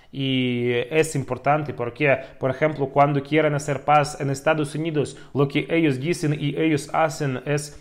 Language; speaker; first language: Spanish; non-native, fluent; Russian